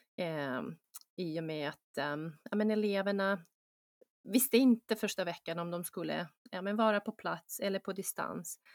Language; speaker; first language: Swedish; non-native, fluent; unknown